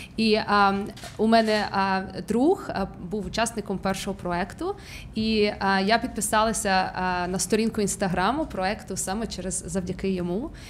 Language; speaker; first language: Ukrainian; native; Ukrainian